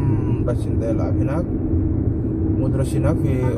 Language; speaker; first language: Arabic; non-native, learner; Indonesian